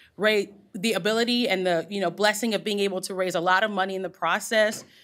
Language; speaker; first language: English; native; English